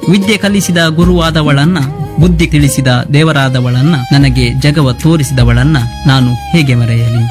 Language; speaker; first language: Kannada; non-native, local second language; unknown